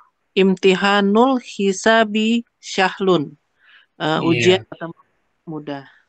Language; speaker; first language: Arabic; non-native, learner; Indonesian